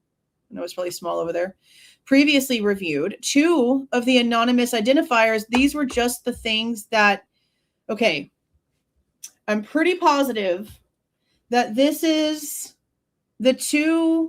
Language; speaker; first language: English; native; English